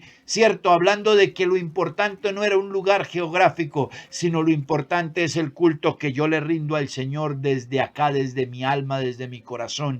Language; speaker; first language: Spanish; native; Spanish